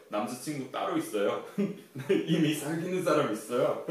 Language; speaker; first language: Korean; early bilingual, heritage; Korean